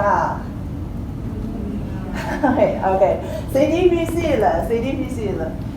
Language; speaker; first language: French; non-native, fluent; English